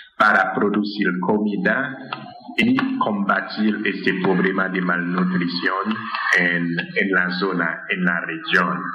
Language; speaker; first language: Spanish; non-native, fluent; Haitian Creole